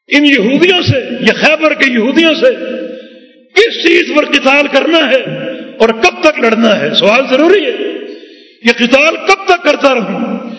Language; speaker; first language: Urdu; native; Urdu